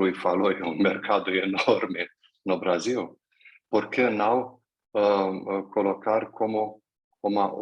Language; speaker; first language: Portuguese; non-native, fluent; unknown